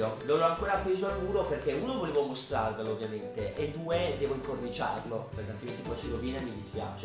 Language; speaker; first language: Italian; native; Italian